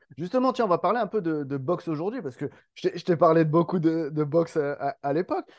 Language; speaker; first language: French; native; French